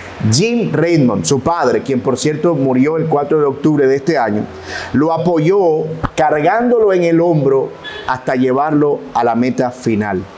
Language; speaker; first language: Spanish; native; Spanish